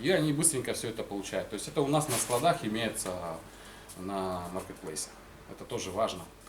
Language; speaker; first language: Russian; native; Russian